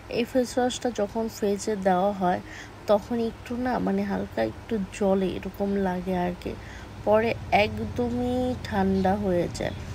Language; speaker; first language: Bangla; native; Bangla